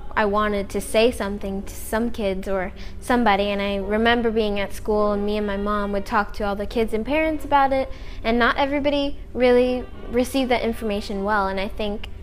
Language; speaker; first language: English; native; English